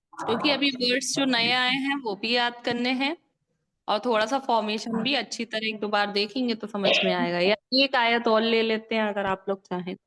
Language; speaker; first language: Urdu; native; Urdu